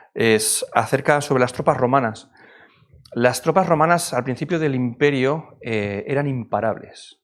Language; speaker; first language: Spanish; native; Spanish